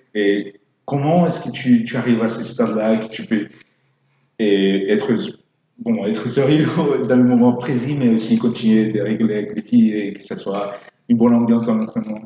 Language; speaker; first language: French; non-native, fluent; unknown